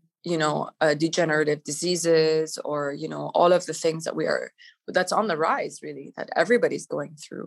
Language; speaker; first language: English; native; English